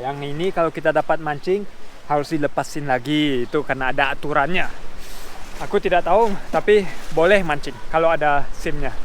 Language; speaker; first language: Indonesian; early bilingual, heritage; Indonesian